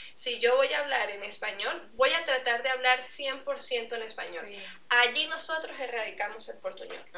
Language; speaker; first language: Spanish; native; Spanish